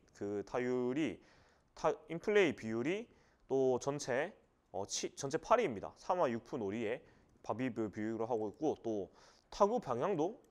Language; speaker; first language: Korean; native; Korean